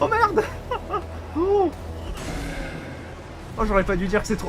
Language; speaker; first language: French; native; French